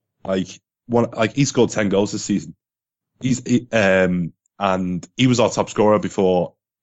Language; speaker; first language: English; native; English